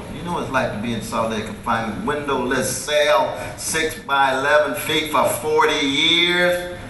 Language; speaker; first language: English; native; English